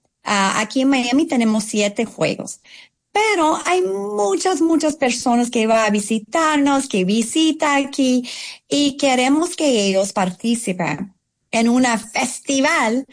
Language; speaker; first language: Spanish; non-native, fluent; English